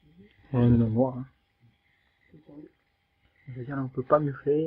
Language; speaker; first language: French; native; French